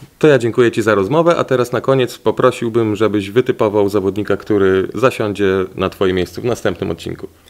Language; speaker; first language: Polish; native; Polish